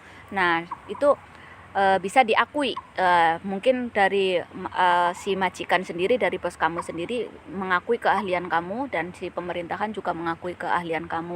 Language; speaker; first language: Indonesian; native; Indonesian